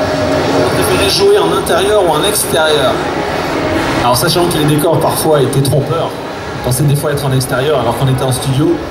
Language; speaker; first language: French; native; French